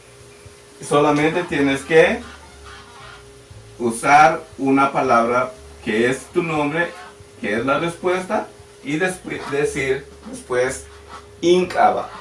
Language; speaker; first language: Spanish; non-native, local second language; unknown